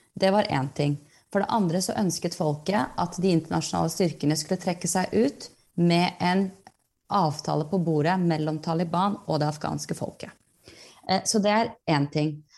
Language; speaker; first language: Norwegian; early bilingual, other home language; Persian